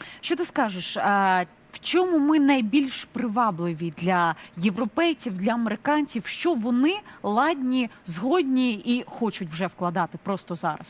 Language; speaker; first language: Ukrainian; native; Ukrainian